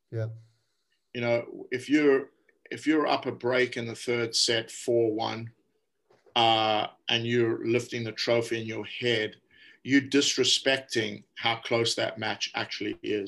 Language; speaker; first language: English; native; English